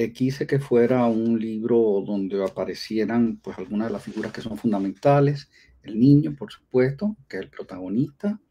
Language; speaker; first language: Spanish; native; Spanish